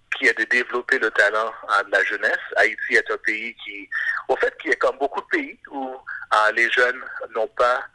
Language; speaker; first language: French; native; French